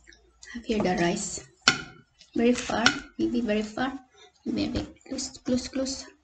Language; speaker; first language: English; non-native, local second language; Cebuano